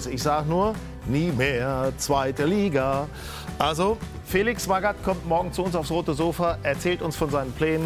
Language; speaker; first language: German; native; German